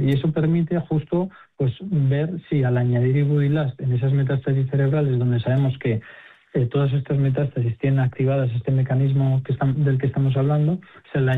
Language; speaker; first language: Spanish; native; Spanish